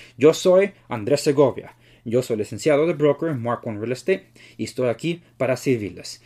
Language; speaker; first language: Spanish; early bilingual, heritage; Spanish